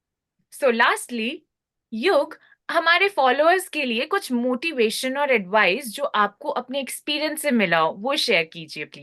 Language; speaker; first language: Hindi; native; Hindi